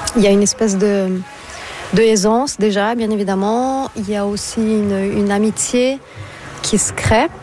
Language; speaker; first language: French; non-native, fluent; Portuguese